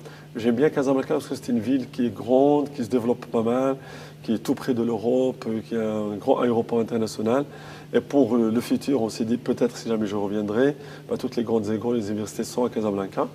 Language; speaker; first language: French; non-native, local second language; Arabic